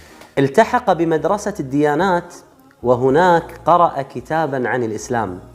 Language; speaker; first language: Arabic; native; Arabic